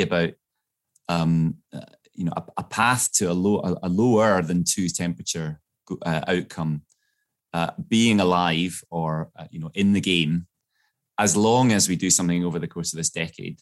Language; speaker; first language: English; native; English